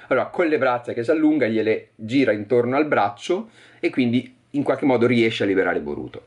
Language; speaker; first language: Italian; native; Italian